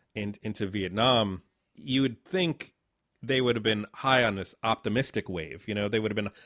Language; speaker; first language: English; native; English